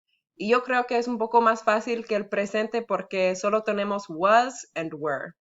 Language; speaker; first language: Spanish; early bilingual, heritage; Spanish